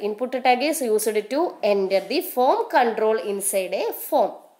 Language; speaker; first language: English; non-native, local second language; Malayalam